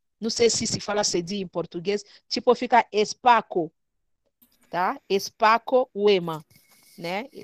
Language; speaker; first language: Portuguese; non-native, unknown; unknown